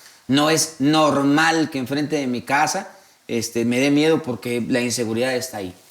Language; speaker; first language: Spanish; native; Spanish